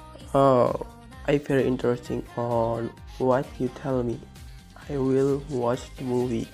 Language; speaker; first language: English; non-native, learner; Indonesian